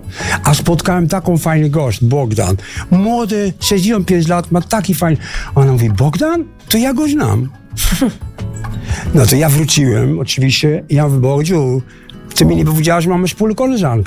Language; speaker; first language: Polish; non-native, learner; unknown